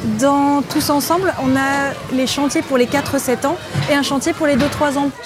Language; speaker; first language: French; native; French